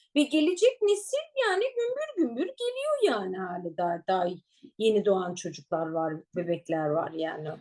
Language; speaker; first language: Turkish; native; Turkish